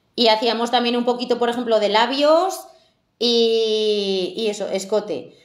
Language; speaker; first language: Spanish; native; Spanish